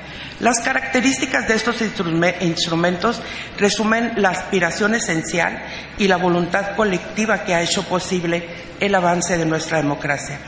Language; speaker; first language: Spanish; native; Spanish